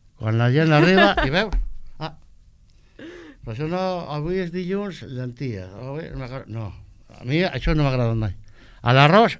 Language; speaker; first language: Catalan; non-native, local second language; Spanish